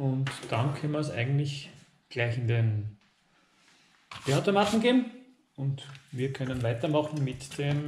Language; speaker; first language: German; native; German